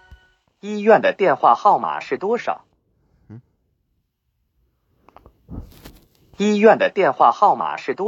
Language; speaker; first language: Chinese; non-native, learner; English